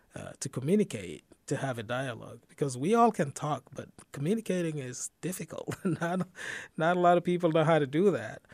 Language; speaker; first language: English; non-native, fluent; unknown